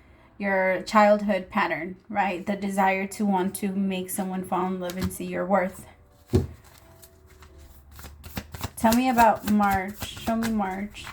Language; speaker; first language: English; native; English